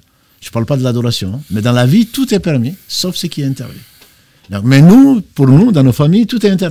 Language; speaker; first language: French; native; French